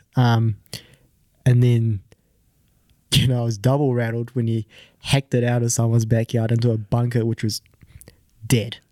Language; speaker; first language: English; native; English